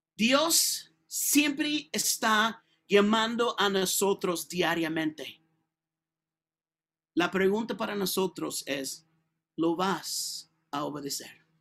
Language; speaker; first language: Spanish; non-native, learner; English